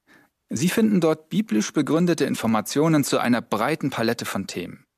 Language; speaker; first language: German; native; German